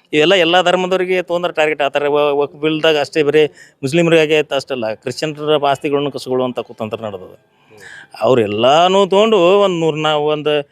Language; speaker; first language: Kannada; native; Kannada